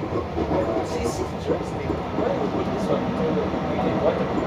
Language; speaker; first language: English; non-native, fluent; Indonesian